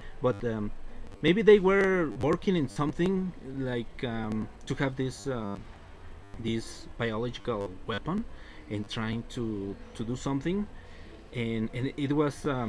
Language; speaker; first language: English; non-native, learner; Spanish